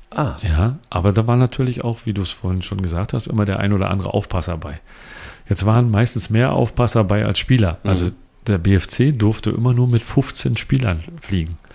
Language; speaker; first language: German; native; German